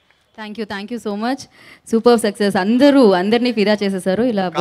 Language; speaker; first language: Telugu; native; Telugu